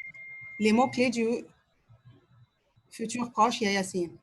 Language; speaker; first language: French; non-native, fluent; Arabic